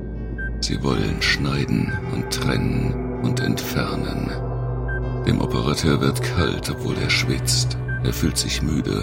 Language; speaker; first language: German; native; German